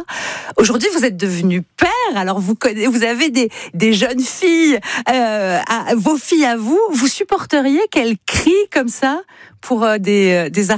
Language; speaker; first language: French; native; French